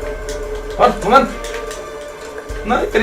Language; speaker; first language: German; native; German